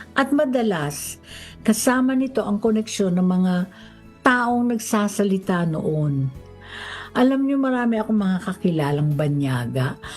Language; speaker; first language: Filipino; native; Filipino